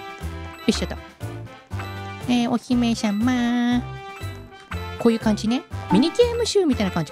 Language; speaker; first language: Japanese; native; Japanese